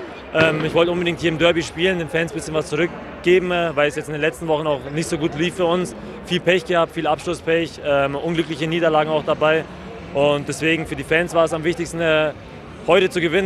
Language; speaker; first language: German; native; German